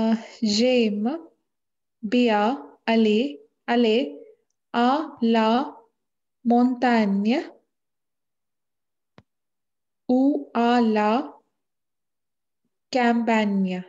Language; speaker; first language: French; non-native, learner; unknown